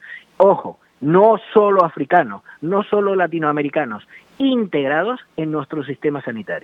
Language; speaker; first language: Spanish; native; Spanish